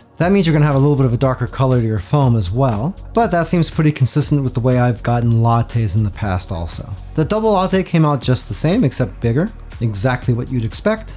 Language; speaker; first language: English; native; English